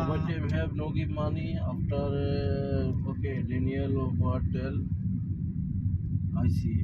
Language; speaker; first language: English; non-native, learner; Bangla